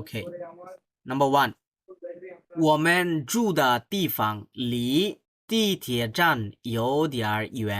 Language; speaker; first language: Chinese; non-native, fluent; Bangla